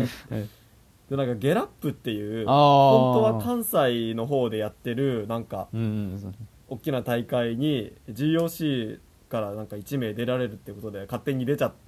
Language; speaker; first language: Japanese; native; Japanese